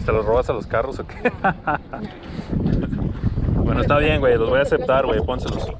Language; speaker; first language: Spanish; native; Spanish